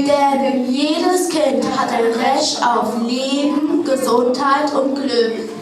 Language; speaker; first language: German; early bilingual, other home language; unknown